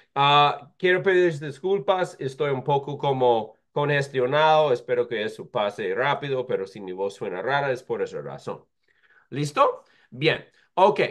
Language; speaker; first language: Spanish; non-native, fluent; English